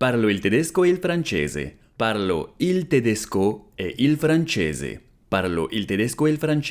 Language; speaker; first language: Italian; non-native, learner; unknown